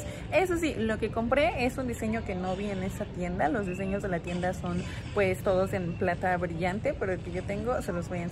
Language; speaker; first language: Spanish; native; Spanish